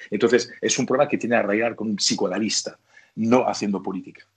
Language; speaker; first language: Spanish; non-native, fluent; French